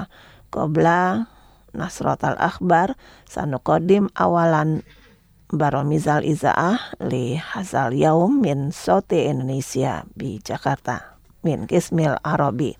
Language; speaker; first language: Arabic; non-native, learner; Indonesian